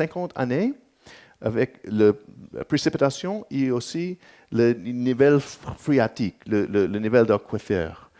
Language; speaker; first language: French; non-native, learner; English